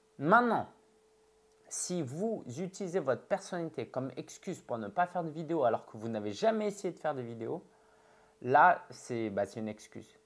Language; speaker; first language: French; early bilingual, other home language; Chinese